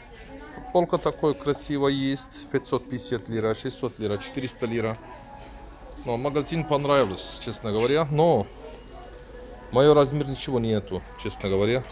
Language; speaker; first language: Russian; non-native, learner; Turkish